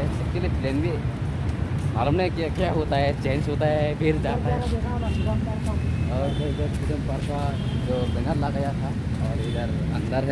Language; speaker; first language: Hindi; non-native, local second language; Kok Borok